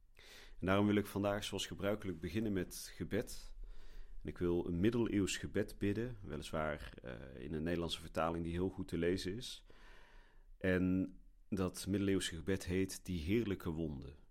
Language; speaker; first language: Dutch; native; Dutch